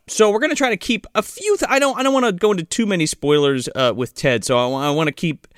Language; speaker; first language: English; native; English